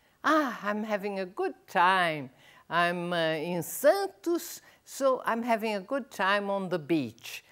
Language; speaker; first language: English; non-native, fluent; Portuguese